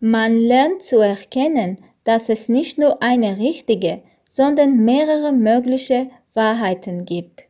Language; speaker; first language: German; non-native, learner; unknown